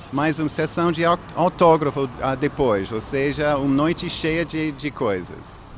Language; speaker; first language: Portuguese; non-native, fluent; English